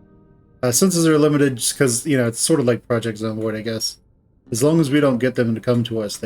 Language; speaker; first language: English; native; English